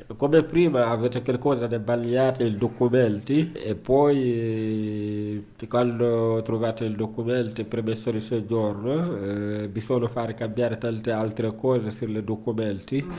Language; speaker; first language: Italian; non-native, learner; Wolof